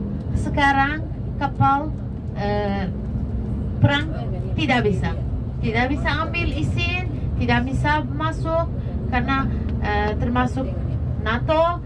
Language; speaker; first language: Indonesian; non-native, fluent; Turkish